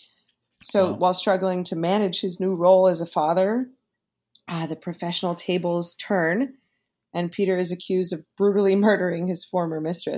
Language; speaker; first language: English; native; English